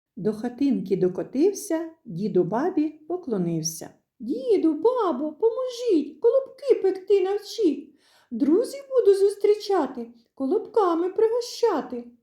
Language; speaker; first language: Ukrainian; native; Ukrainian